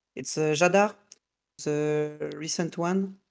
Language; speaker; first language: English; non-native, fluent; French